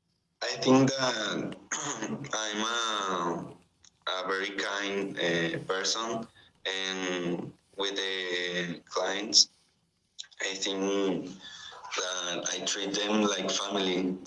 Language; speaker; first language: English; non-native, learner; Spanish